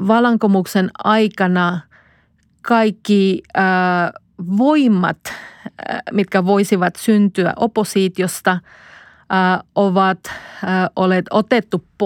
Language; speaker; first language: Finnish; non-native, fluent; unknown